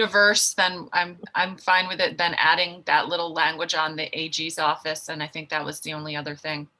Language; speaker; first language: English; native; English